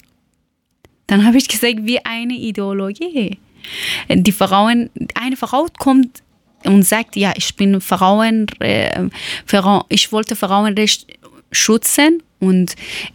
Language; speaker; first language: German; non-native, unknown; Persian